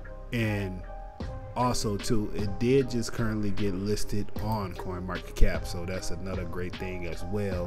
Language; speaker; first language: English; native; English